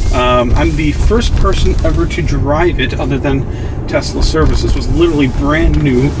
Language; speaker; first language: English; native; English